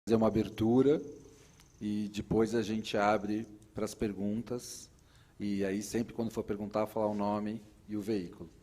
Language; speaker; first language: Portuguese; native; Portuguese